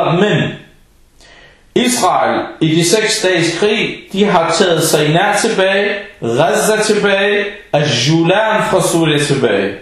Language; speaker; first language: Danish; early bilingual, other home language; Arabic